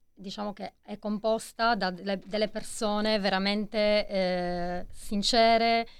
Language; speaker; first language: Italian; native; Italian